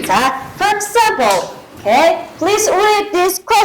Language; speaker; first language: English; non-native, learner; Mongolian